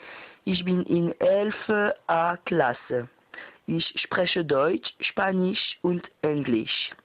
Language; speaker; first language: German; non-native, learner; French